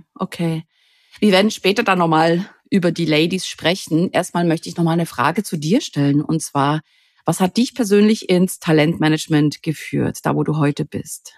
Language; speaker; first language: German; native; German